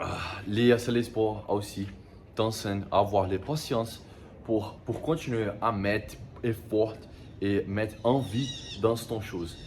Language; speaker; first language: French; non-native, learner; Portuguese